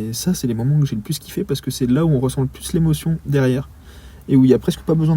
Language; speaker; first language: French; native; French